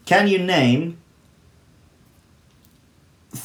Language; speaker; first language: English; native; English